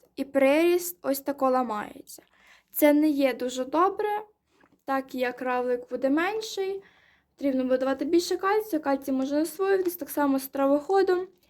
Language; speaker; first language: Ukrainian; non-native, local second language; Russian